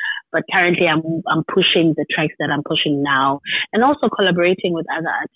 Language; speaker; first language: English; non-native, local second language; Xhosa